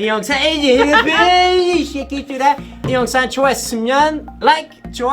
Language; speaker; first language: Korean; non-native, learner; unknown